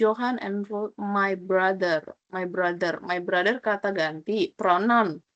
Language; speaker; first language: English; non-native, learner; Indonesian